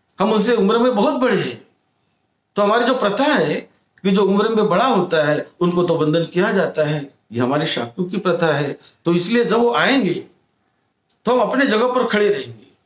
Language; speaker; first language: Hindi; non-native, local second language; Marathi